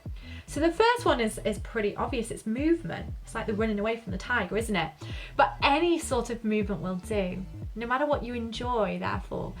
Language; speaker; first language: English; native; English